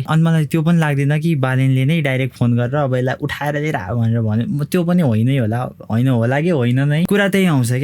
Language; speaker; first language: Nepali; native; Nepali